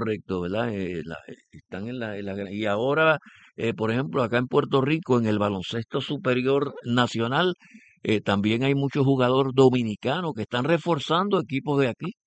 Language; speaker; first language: Spanish; native; Spanish